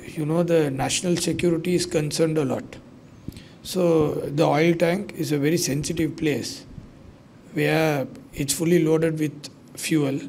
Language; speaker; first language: English; non-native, local second language; Sinhala